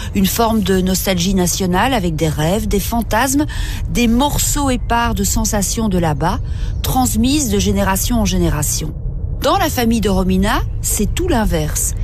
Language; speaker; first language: French; native; French